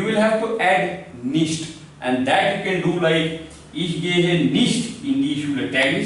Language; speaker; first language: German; non-native, learner; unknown